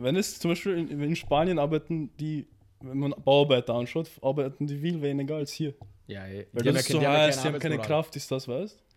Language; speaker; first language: German; native; German